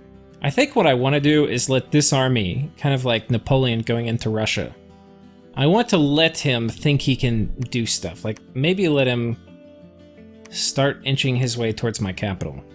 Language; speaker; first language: English; native; English